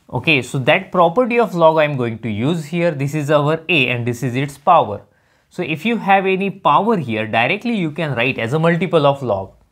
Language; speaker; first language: English; non-native, local second language; Marathi